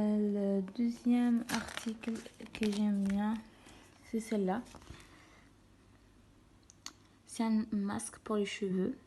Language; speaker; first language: French; non-native, fluent; Arabic